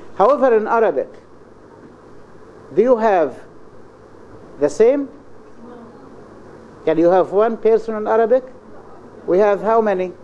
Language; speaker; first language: English; non-native, fluent; Arabic